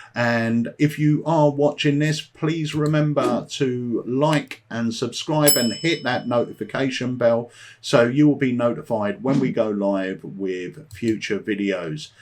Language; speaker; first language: English; native; English